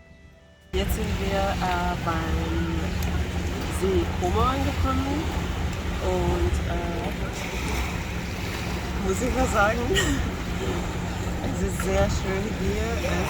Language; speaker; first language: German; non-native, fluent; Finnish